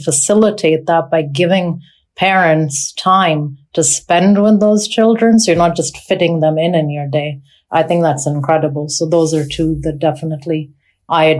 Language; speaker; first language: English; non-native, local second language; Urdu